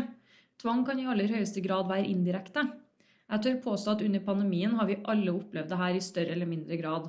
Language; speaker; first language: Norwegian; native; Norwegian